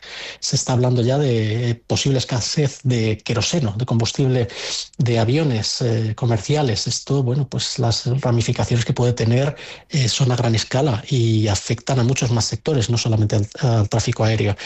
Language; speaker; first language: Spanish; native; Spanish